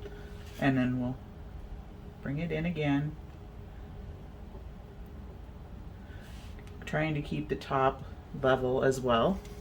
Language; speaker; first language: English; native; English